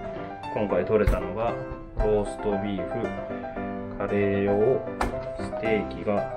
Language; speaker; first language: Japanese; native; Japanese